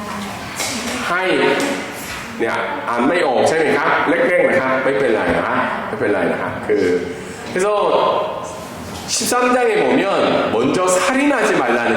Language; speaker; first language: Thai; non-native, fluent; Korean